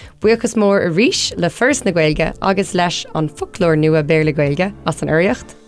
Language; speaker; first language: Irish; non-native, local second language; English